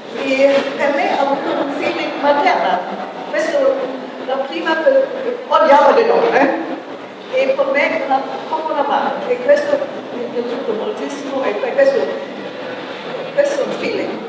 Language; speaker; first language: Italian; non-native, fluent; German